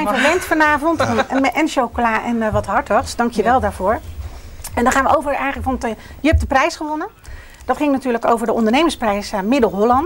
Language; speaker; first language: Dutch; native; Dutch